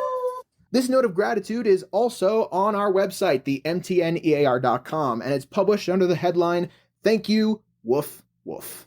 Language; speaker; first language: English; native; English